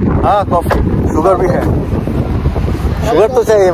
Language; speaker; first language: Hindi; non-native, learner; Bangla